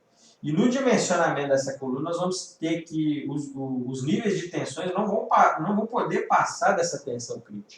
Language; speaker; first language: Portuguese; native; Portuguese